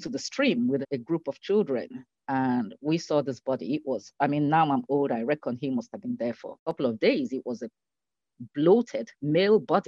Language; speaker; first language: English; non-native, local second language; Igbo